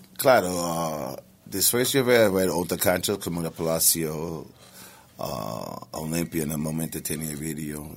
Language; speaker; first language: Spanish; non-native, learner; English